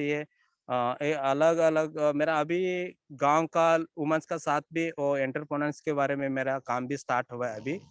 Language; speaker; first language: Hindi; non-native, local second language; Kannada